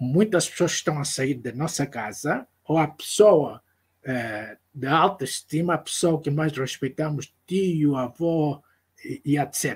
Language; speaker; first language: Portuguese; non-native, local second language; Kongo